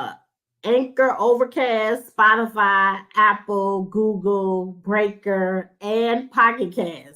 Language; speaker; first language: English; native; English